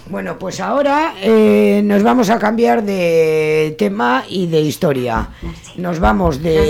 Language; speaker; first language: Spanish; native; Spanish